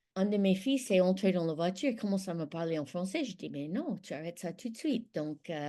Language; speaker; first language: French; non-native, fluent; English